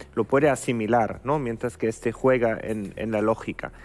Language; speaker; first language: Spanish; non-native, fluent; German